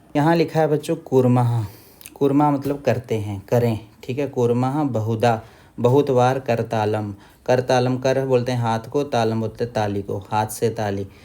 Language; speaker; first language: Hindi; native; Hindi